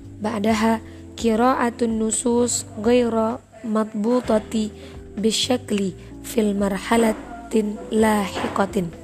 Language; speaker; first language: Arabic; non-native, learner; Malay